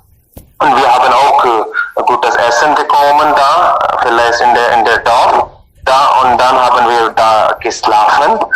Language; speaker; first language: German; non-native, learner; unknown